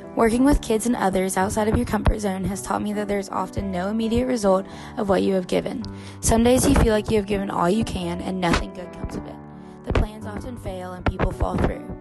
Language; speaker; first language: English; native; English